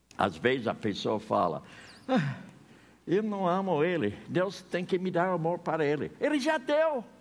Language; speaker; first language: Portuguese; non-native, fluent; English